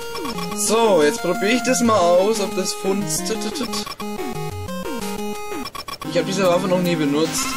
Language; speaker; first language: German; native; German